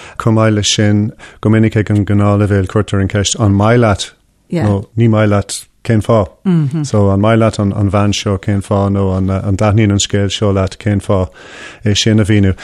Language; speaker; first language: Irish; non-native, local second language; English